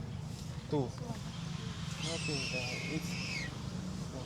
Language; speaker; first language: English; non-native, learner; Russian